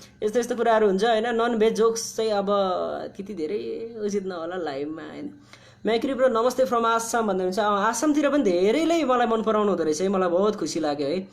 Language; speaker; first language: Nepali; native; Nepali